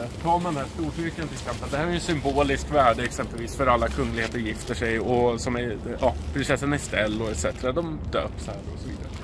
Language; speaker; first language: Swedish; native; Swedish